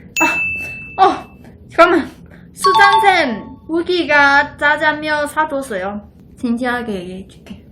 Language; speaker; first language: Korean; non-native, learner; Chinese